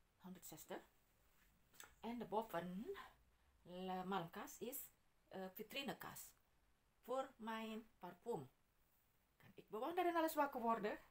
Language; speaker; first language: Dutch; non-native, learner; Indonesian